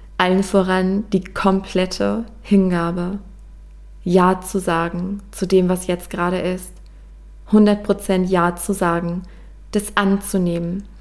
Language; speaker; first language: German; native; German